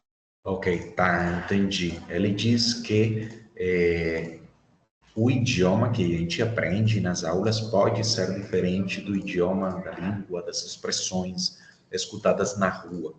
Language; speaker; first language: Portuguese; non-native, fluent; Spanish